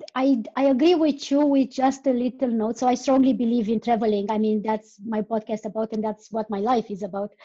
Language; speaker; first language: English; non-native, fluent; Romanian